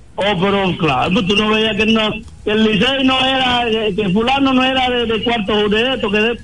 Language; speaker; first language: Spanish; native; Spanish